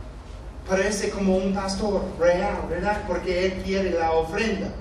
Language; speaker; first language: Spanish; non-native, fluent; English